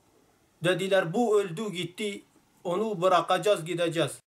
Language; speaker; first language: Turkish; non-native, local second language; Arabic